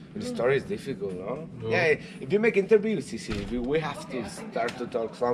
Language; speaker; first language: English; non-native, learner; Spanish